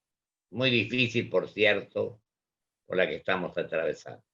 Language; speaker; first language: Spanish; native; Spanish